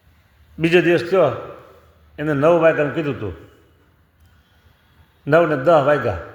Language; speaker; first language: Gujarati; native; Gujarati